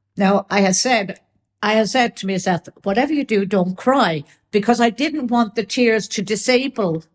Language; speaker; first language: English; native; English